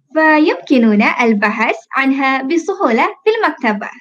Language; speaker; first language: Arabic; non-native, fluent; Malay